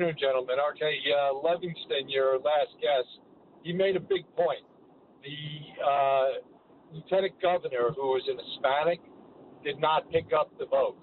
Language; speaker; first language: English; native; English